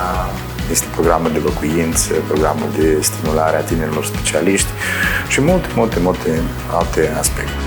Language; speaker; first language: Romanian; native; Romanian